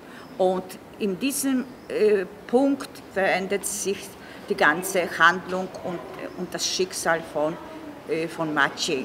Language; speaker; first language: German; non-native, fluent; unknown